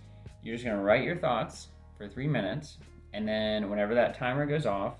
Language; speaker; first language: English; native; English